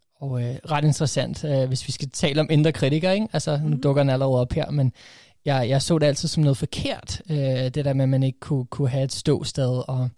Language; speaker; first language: Danish; early bilingual, other home language; English